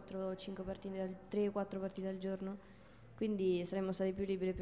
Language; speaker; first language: Italian; native; Italian